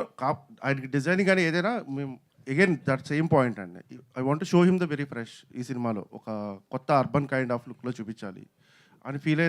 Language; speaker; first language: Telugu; native; Telugu